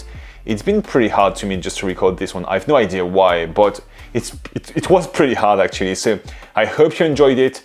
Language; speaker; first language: English; non-native, fluent; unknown